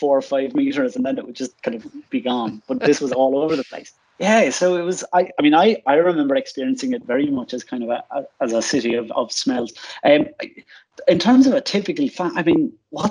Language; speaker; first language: English; native; English